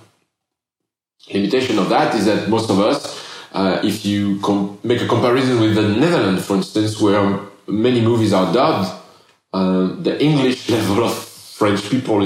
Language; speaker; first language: English; non-native, fluent; French